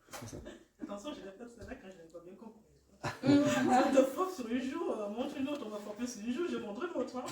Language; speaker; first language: French; native; French